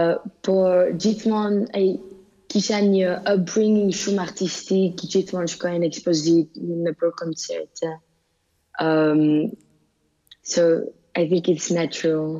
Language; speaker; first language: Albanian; early bilingual, heritage; Albanian